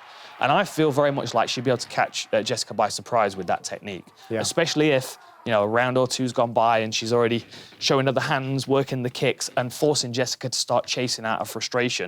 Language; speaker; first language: English; native; English